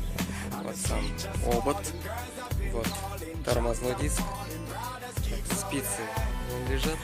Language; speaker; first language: Russian; non-native, local second language; Kazakh